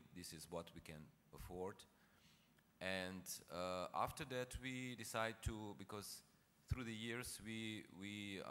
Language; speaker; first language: English; non-native, fluent; Slovenian